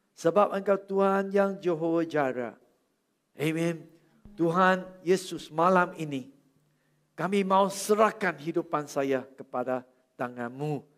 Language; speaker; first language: Malay; non-native, local second language; Chinese